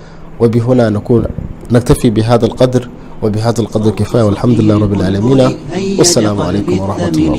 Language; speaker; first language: Arabic; non-native, fluent; Hausa